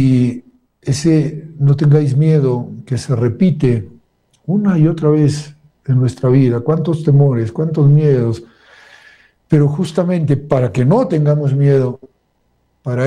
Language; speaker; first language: Spanish; native; Spanish